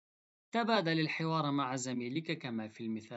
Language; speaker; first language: Arabic; non-native, fluent; Pashto